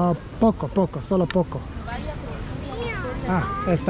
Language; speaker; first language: Spanish; non-native, learner; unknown